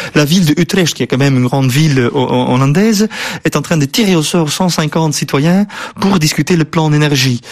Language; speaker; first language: French; non-native, fluent; Dutch